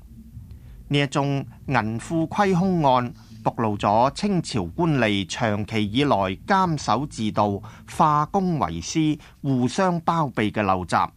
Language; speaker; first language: Chinese; non-native, local second language; Cantonese